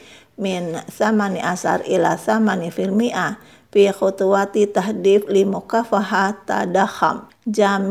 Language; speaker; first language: Arabic; non-native, fluent; Indonesian